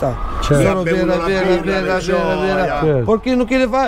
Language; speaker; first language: Italian; non-native, learner; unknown